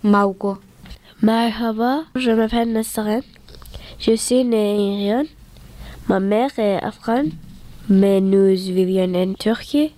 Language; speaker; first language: French; early bilingual, other home language; Turkish